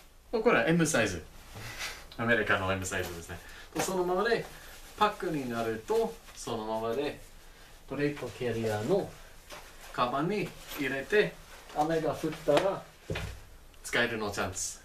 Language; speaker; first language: Japanese; non-native, fluent; English